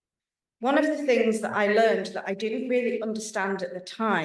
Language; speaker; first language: English; native; English